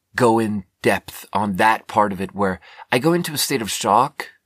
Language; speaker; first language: English; non-native, fluent; Swedish